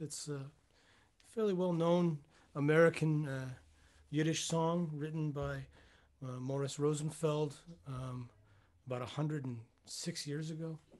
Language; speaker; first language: English; native; English